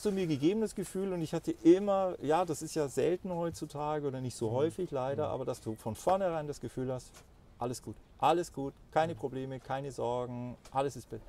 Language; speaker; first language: German; native; German